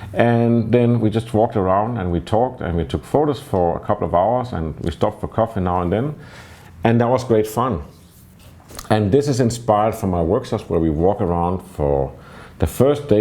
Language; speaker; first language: English; non-native, fluent; Danish